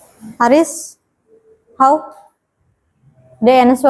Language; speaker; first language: English; non-native, learner; Indonesian